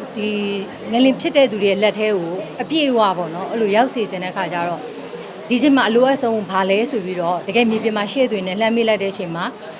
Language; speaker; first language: Burmese; native; Burmese